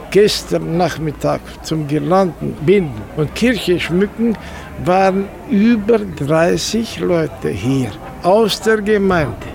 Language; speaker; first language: German; native; German